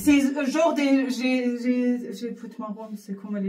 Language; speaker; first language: French; non-native, learner; Arabic